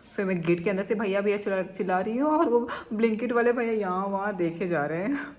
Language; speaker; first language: Hindi; non-native, local second language; Kannada